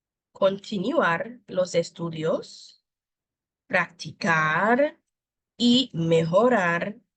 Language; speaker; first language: Spanish; non-native, fluent; English